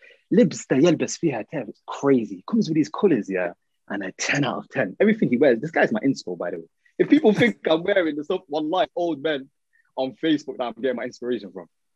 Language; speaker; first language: English; early bilingual, other home language; Arabic